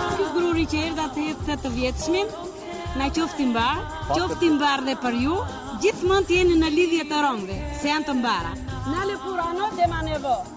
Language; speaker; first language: Albanian; non-native, local second language; Romany